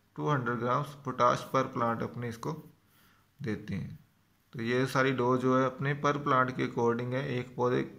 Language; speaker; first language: Hindi; non-native, local second language; Punjabi